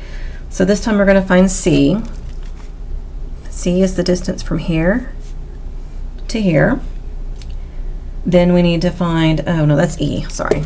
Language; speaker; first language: English; native; English